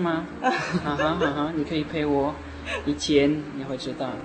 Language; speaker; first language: Chinese; non-native, learner; French